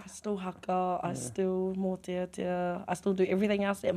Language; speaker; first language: English; native; English